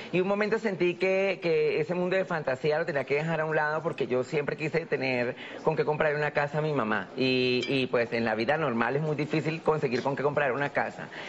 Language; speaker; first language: Spanish; native; Spanish